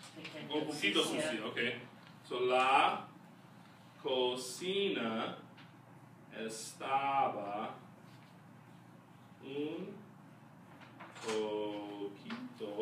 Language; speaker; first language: Spanish; non-native, fluent; English